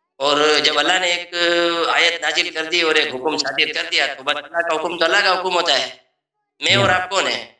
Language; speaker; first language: Urdu; non-native, local second language; Memoni